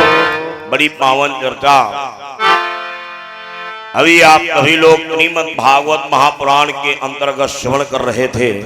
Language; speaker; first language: Hindi; native; Hindi